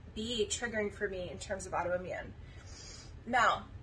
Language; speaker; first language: English; native; English